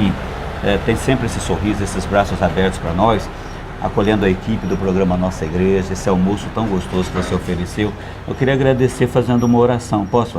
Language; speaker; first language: Portuguese; native; Portuguese